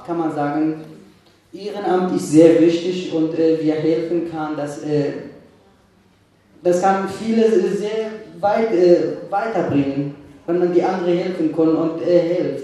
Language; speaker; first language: German; non-native, fluent; Kurdish